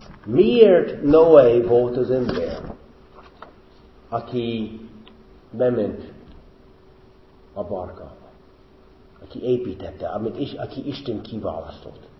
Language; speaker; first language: Hungarian; non-native, fluent; English